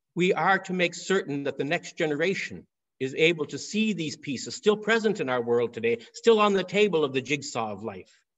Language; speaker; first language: English; native; English